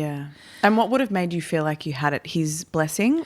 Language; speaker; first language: English; native; English